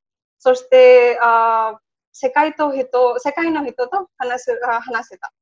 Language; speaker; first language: Japanese; non-native, learner; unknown